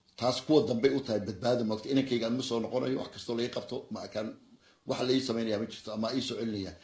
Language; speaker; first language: Somali; native; Somali